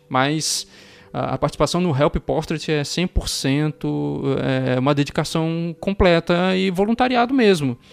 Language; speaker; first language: Portuguese; native; Portuguese